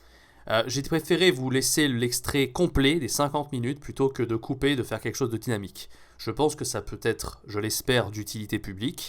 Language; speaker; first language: French; native; French